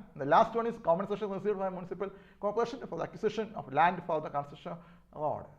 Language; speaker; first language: English; non-native, local second language; Malayalam